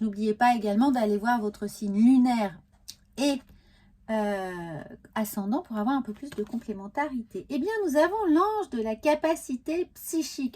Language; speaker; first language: French; native; French